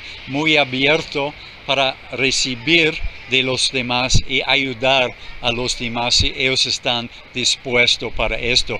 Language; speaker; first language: Spanish; non-native, fluent; English